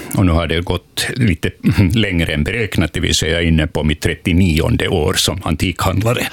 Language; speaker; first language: Swedish; native; Swedish